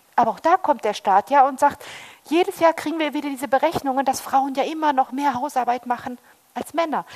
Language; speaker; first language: German; early bilingual, heritage; German